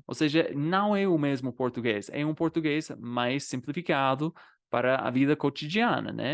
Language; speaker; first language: Portuguese; non-native, fluent; English